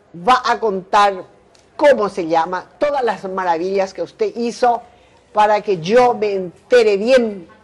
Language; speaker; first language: Spanish; native; Spanish